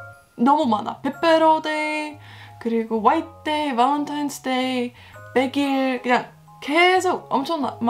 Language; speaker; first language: Korean; non-native, fluent; Estonian